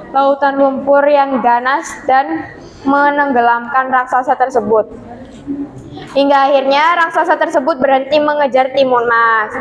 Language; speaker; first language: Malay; non-native, local second language; Javanese